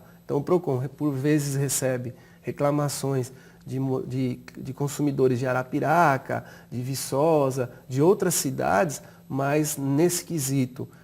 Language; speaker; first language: Portuguese; native; Portuguese